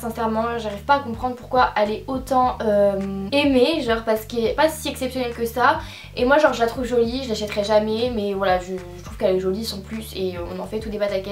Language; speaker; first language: French; native; French